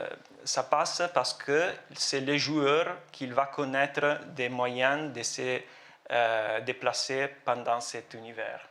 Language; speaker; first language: French; non-native, fluent; Italian